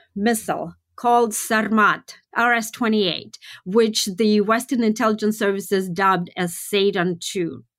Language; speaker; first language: English; non-native, fluent; Russian